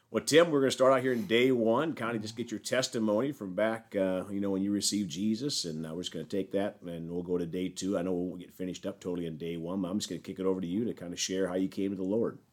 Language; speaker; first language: English; native; English